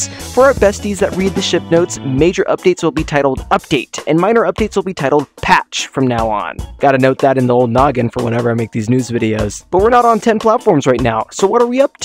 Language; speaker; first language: English; native; English